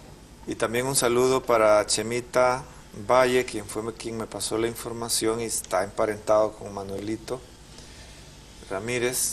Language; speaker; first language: Spanish; native; Spanish